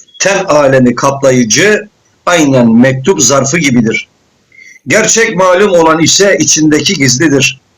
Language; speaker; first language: Turkish; native; Turkish